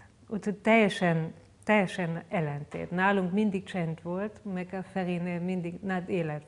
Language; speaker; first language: Hungarian; non-native, fluent; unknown